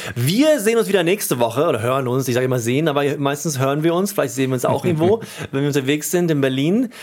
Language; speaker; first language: German; native; German